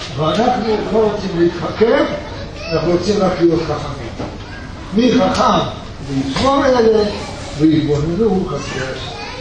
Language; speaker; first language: Hebrew; early bilingual, other home language; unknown